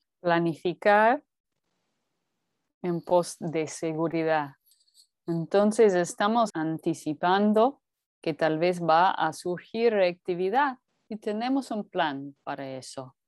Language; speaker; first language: Spanish; non-native, fluent; English